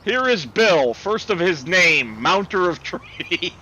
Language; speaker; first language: English; native; English